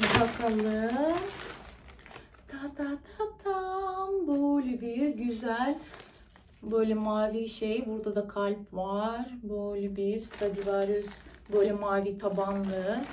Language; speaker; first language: Turkish; non-native, fluent; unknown